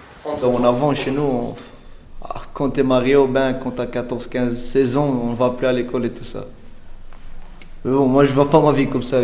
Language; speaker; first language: French; early bilingual, other home language; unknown